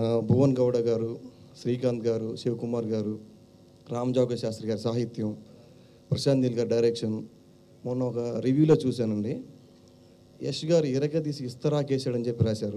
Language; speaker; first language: Telugu; native; Telugu